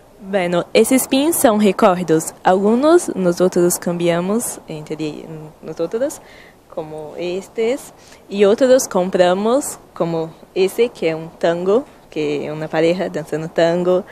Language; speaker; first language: Spanish; non-native, learner; Portuguese